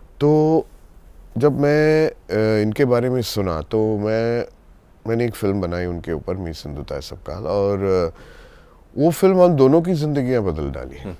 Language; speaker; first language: Hindi; non-native, local second language; Tamil